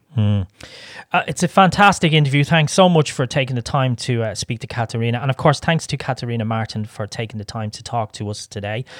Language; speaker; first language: English; native; English